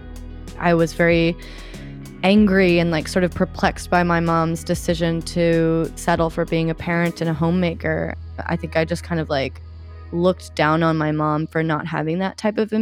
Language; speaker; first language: English; native; English